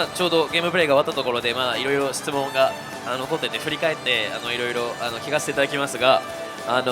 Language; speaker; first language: Japanese; non-native, fluent; French